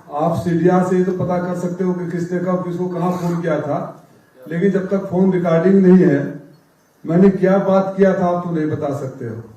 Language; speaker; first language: Hindi; native; Hindi